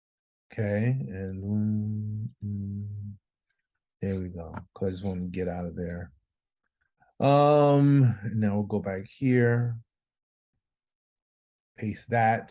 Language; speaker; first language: English; native; English